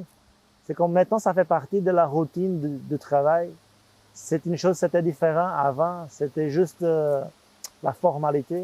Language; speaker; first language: French; non-native, fluent; Portuguese